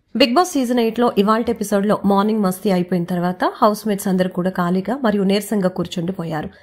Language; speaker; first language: Telugu; native; Telugu